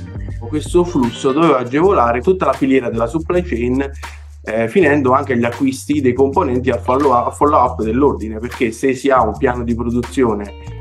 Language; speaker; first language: Italian; native; Italian